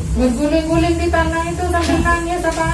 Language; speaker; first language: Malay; non-native, local second language; Madurese